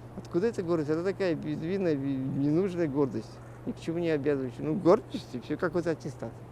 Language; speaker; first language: Russian; non-native, local second language; Crimean Tatar